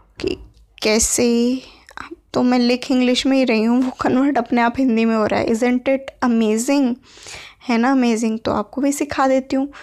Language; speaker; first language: Hindi; native; Hindi